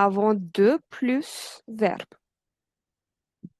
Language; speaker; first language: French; non-native, fluent; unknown